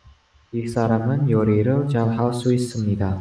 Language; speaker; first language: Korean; non-native, learner; Indonesian